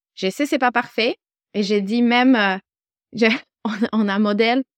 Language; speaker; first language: French; non-native, fluent; Spanish